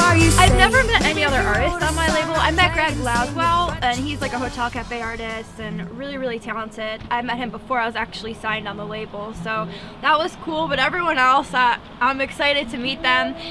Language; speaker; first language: English; native; English